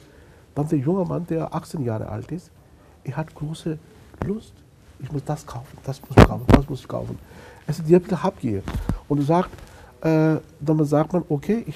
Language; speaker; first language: German; non-native, fluent; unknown